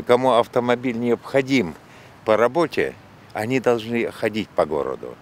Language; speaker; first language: Russian; native; Russian